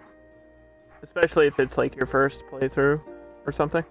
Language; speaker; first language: English; native; English